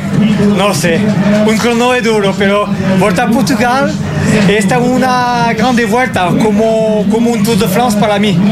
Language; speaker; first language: Portuguese; non-native, learner; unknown